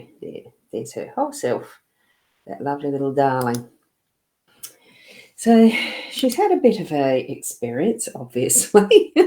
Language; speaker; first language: English; native; English